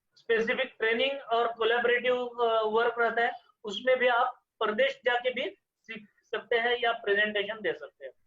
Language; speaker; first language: Hindi; non-native, local second language; Marathi